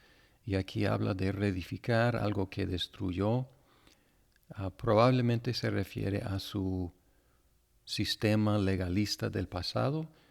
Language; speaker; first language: Spanish; non-native, fluent; English